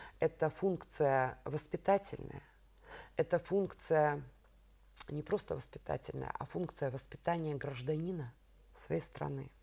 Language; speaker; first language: Russian; native; Russian